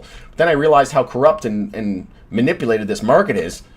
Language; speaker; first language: English; native; English